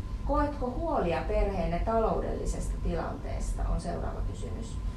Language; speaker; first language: Finnish; native; Finnish